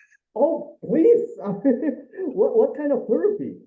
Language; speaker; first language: English; non-native, fluent; Indonesian